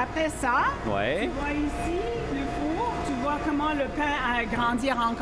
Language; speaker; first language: French; non-native, fluent; English